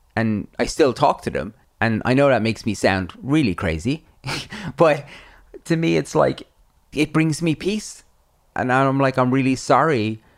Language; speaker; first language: English; native; English